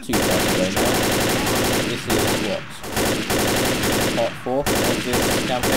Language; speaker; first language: English; native; English